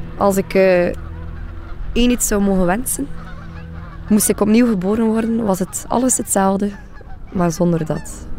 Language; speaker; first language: Dutch; native; Dutch